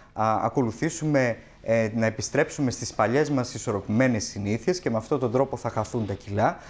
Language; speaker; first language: Greek; native; Greek